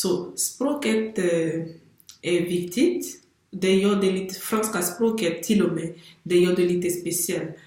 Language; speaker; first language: Swedish; non-native, fluent; French